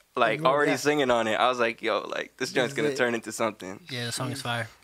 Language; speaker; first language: English; native; English